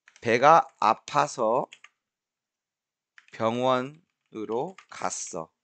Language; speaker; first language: Korean; non-native, fluent; Spanish